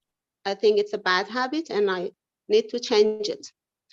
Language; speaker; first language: English; non-native, learner; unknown